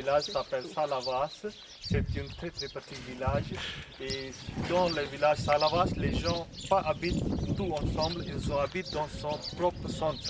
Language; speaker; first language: French; non-native, learner; Hindi